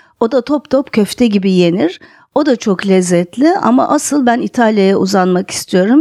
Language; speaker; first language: Turkish; native; Turkish